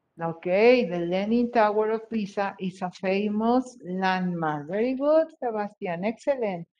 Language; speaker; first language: English; non-native, fluent; Spanish